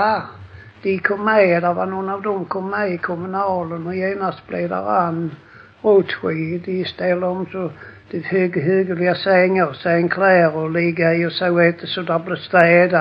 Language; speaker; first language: Swedish; native; Swedish